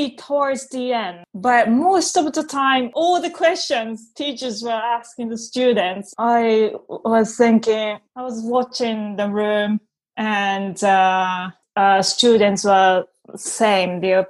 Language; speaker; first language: English; non-native, fluent; Japanese